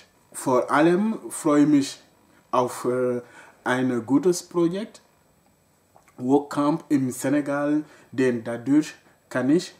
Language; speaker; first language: German; non-native, local second language; French